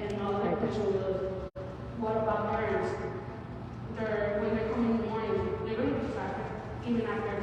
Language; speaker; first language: English; non-native, local second language; Spanish